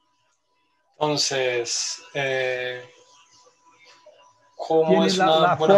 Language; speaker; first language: Portuguese; non-native, learner; Spanish